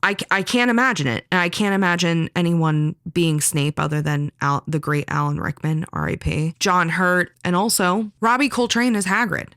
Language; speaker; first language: English; native; English